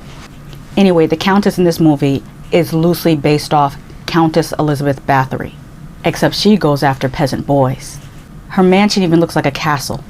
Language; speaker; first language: English; native; English